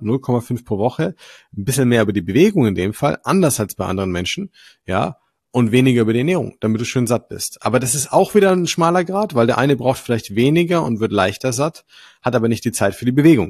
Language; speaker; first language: German; native; German